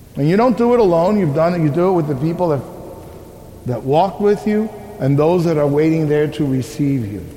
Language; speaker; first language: English; early bilingual, other home language; Spanish